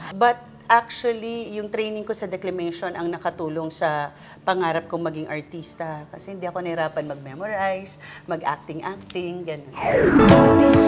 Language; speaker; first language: Filipino; non-native, local second language; Waray